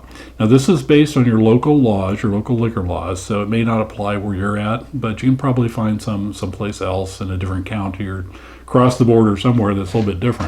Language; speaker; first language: English; native; English